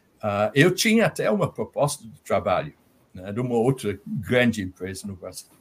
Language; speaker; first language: Portuguese; non-native, fluent; English